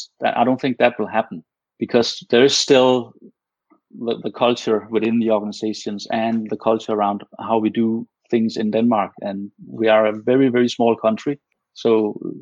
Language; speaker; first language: English; non-native, fluent; Danish